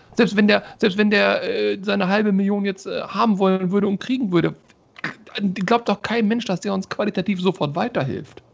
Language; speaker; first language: German; native; German